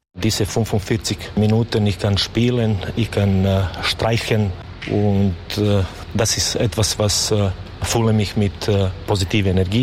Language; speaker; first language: German; non-native, learner; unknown